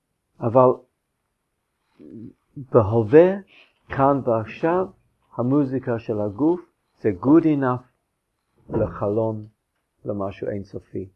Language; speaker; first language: Hebrew; non-native, fluent; English